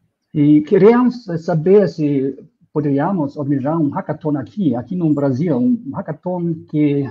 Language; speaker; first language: Portuguese; non-native, fluent; German